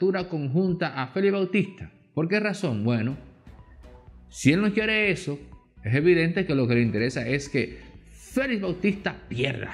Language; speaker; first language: Spanish; native; Spanish